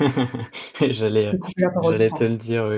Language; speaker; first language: French; native; French